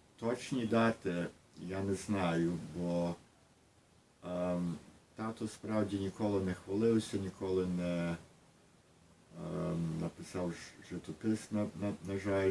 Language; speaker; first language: Ukrainian; early bilingual, heritage; Ukrainian